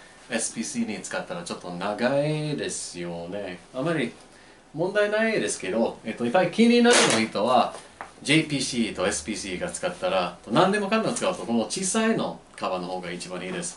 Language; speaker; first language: Japanese; non-native, learner; English